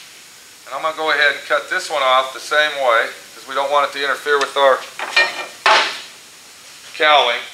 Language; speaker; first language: English; native; English